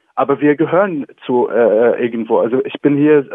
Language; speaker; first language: German; non-native, fluent; Arabic